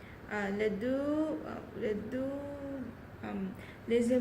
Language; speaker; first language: French; non-native, learner; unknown